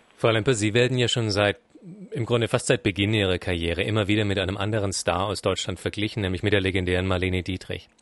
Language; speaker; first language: German; native; German